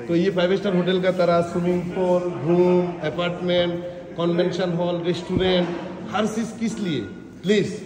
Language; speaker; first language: Hindi; non-native, learner; Bangla